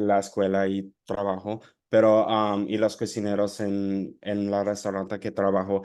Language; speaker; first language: Spanish; early bilingual, heritage; Spanish